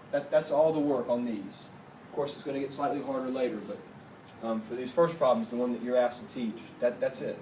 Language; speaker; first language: English; native; English